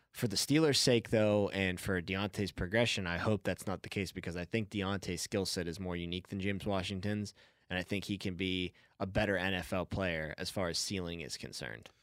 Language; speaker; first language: English; native; English